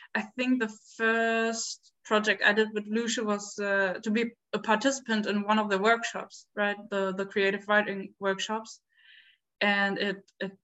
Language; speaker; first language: English; non-native, fluent; German